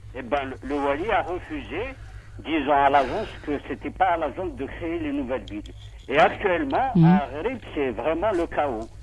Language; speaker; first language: French; non-native, local second language; Arabic